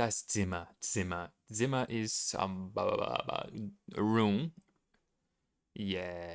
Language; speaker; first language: German; non-native, learner; Portuguese